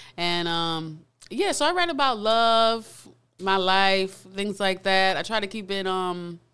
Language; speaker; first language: English; native; English